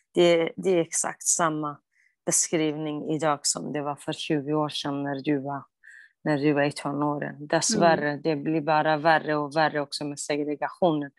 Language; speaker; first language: Swedish; non-native, fluent; Kurdish